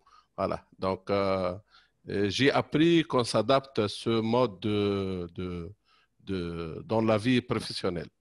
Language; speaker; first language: French; non-native, local second language; Arabic